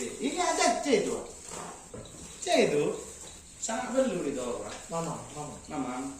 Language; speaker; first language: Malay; non-native, local second language; Madurese